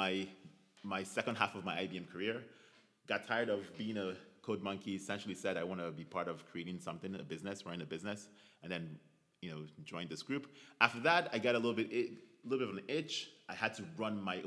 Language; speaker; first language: English; non-native, local second language; Igbo